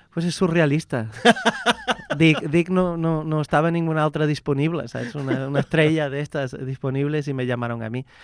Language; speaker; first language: Catalan; non-native, fluent; Portuguese